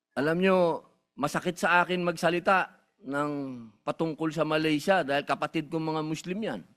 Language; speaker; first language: Filipino; native; Filipino